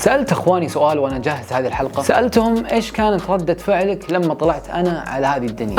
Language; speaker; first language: Arabic; native; Arabic